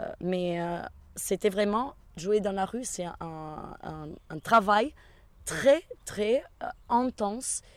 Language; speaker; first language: French; non-native, fluent; Portuguese